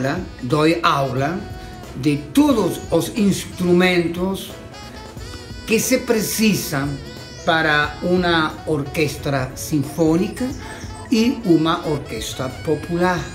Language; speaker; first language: Portuguese; non-native, learner; Spanish